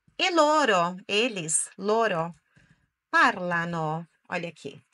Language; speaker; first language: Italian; non-native, fluent; Portuguese